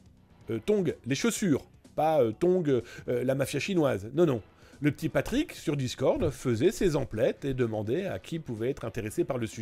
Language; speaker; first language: French; native; French